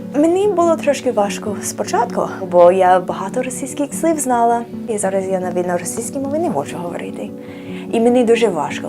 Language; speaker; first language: Ukrainian; non-native, learner; English